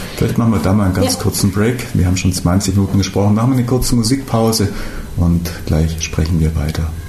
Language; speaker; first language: German; native; German